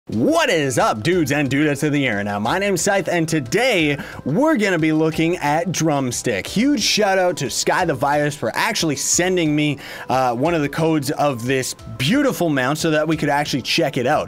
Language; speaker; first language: English; native; English